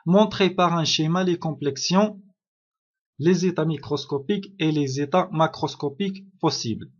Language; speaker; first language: French; non-native, local second language; Arabic